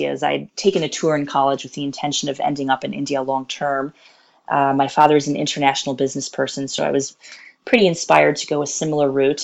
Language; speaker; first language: English; native; English